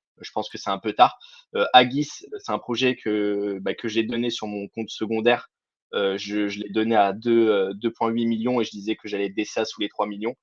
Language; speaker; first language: French; native; French